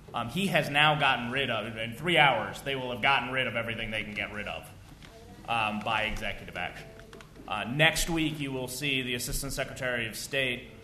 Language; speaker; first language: English; early bilingual, other home language; Spanish